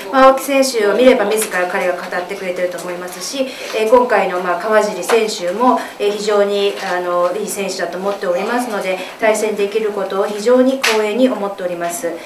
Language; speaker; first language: Japanese; native; Japanese